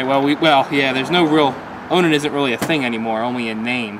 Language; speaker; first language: English; native; English